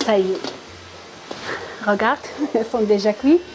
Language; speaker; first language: French; non-native, local second language; Arabic